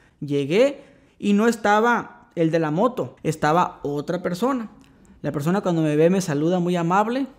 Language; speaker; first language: Spanish; native; Spanish